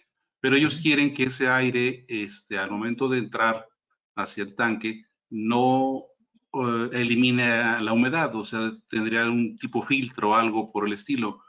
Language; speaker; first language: Spanish; native; Spanish